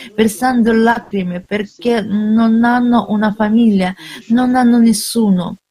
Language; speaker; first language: Italian; non-native, fluent; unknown